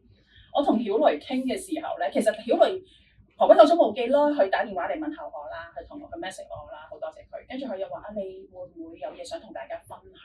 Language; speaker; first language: Cantonese; native; Cantonese